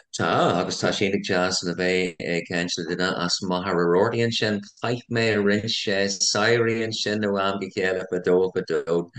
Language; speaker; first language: Irish; non-native, local second language; English